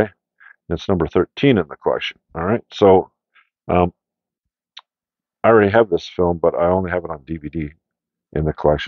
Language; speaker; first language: English; native; English